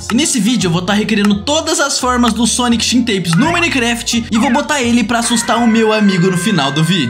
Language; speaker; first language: Portuguese; native; Portuguese